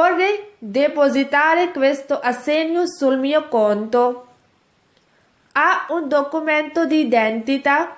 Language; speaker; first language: Italian; non-native, fluent; Urdu